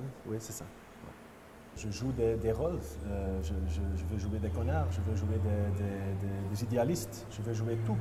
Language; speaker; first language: French; non-native, local second language; Dutch